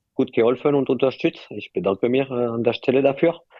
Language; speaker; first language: German; non-native, fluent; French